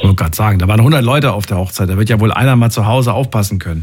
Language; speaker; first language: German; native; German